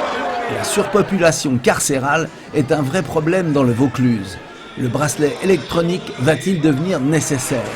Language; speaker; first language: French; native; French